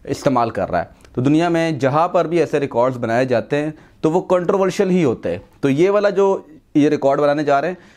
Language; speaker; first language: Urdu; non-native, local second language; Punjabi